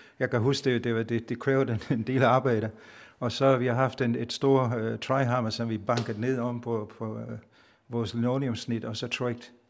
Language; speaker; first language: Danish; non-native, fluent; Italian